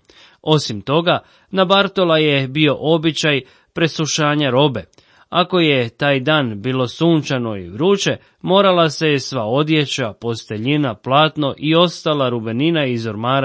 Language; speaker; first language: Croatian; native; Croatian